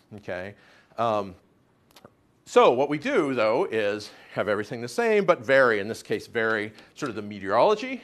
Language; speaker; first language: English; native; English